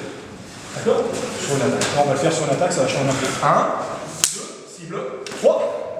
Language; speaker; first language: French; native; French